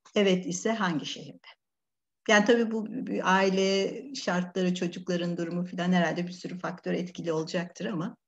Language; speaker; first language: Turkish; native; Turkish